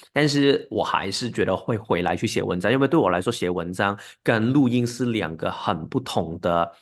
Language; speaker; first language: Chinese; non-native, local second language; Cantonese